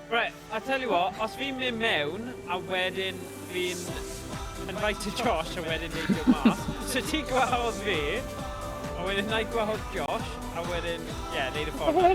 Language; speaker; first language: Welsh; native; Welsh